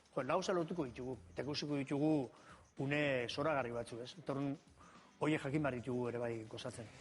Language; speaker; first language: Basque; non-native, local second language; Spanish